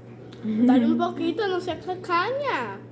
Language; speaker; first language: Spanish; native; Spanish